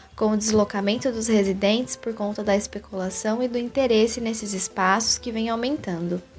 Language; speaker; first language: Portuguese; native; Portuguese